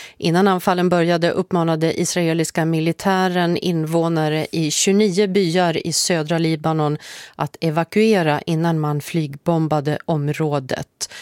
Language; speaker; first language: Swedish; native; Swedish